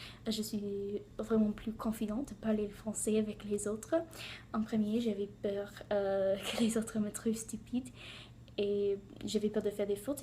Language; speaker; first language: French; non-native, learner; English